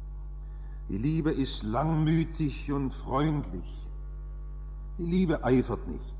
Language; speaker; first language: German; native; German